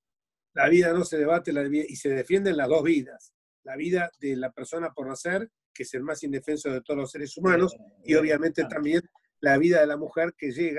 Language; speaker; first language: Spanish; native; Spanish